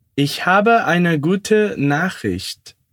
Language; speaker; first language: German; non-native, fluent; Portuguese